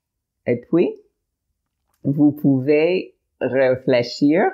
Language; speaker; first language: French; non-native, learner; English